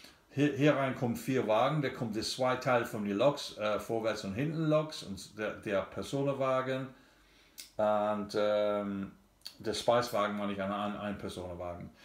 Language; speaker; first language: German; non-native, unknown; English